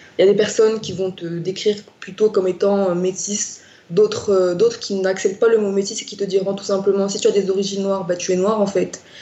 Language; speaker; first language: French; non-native, local second language; Arabic